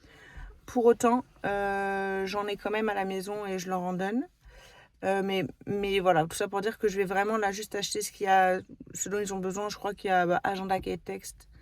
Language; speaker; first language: French; native; French